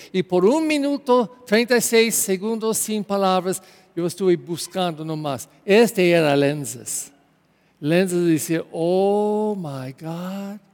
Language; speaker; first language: Spanish; non-native, learner; English